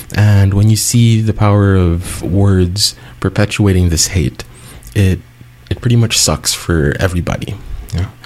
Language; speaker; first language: English; non-native, local second language; Cebuano